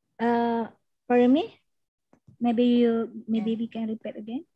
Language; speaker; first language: English; non-native, learner; Indonesian